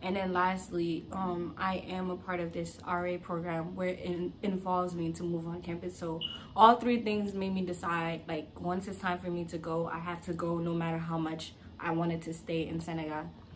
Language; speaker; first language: English; native; English